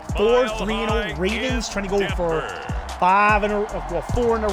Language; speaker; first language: English; native; English